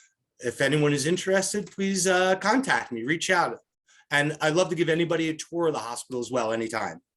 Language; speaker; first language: English; native; English